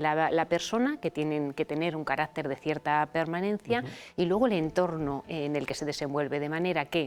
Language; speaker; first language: Spanish; native; Spanish